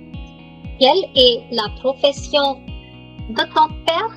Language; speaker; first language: French; non-native, fluent; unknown